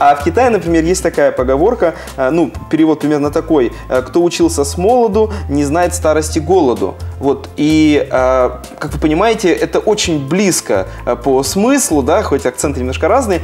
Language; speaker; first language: Russian; native; Russian